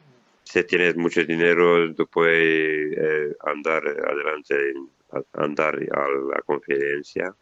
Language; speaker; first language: Spanish; non-native, learner; Italian